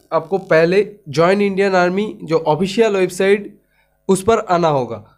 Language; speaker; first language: Hindi; non-native, local second language; Bangla